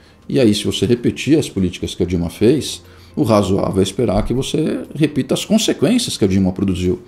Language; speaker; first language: Portuguese; native; Portuguese